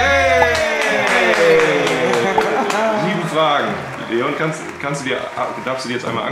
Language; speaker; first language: German; native; German